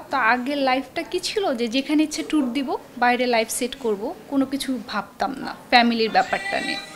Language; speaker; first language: Bangla; native; Bangla